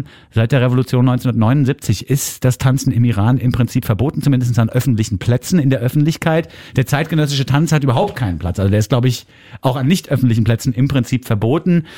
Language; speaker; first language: German; native; German